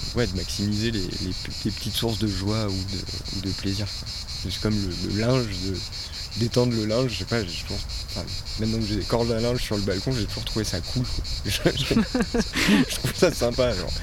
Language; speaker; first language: French; native; French